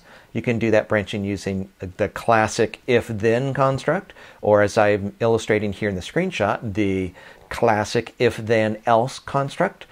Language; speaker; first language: English; native; English